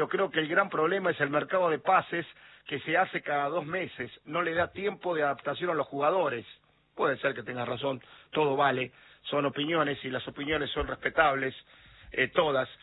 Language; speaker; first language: Spanish; native; Spanish